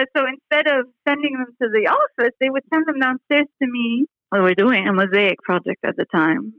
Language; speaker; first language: English; non-native, fluent; Arabic